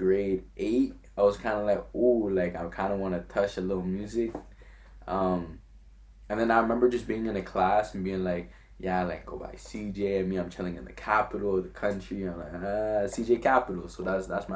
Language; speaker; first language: English; non-native, fluent; French